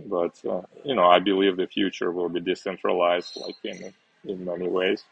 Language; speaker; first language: English; non-native, fluent; Uzbek